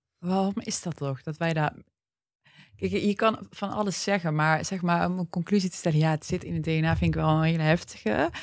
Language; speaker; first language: Dutch; early bilingual, other home language; Turkish